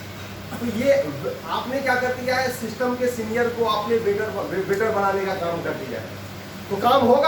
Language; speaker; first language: Hindi; native; Hindi